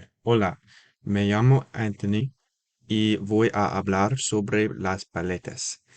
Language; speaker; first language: Spanish; non-native, learner; English